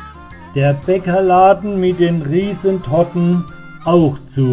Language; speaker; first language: German; native; German